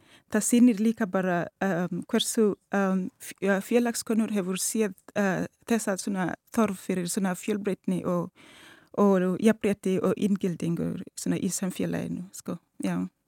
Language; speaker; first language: Icelandic; non-native, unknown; Swahili